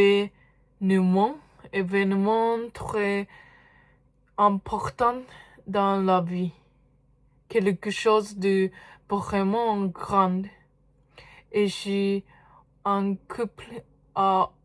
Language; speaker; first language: French; non-native, learner; Japanese